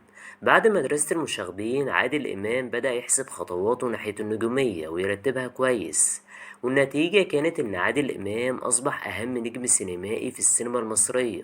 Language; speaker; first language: Arabic; native; Arabic